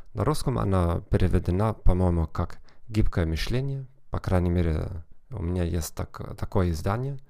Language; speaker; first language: Russian; non-native, fluent; German